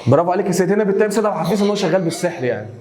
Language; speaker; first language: Arabic; native; Arabic